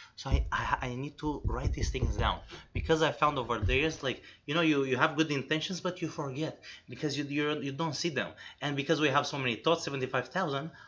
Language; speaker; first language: English; non-native, fluent; Romanian